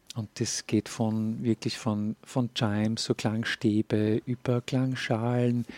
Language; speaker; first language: German; native; German